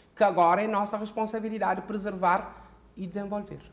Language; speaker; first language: Portuguese; non-native, local second language; Kabuverdianu